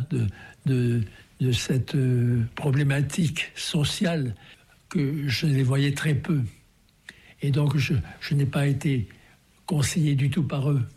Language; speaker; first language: French; native; French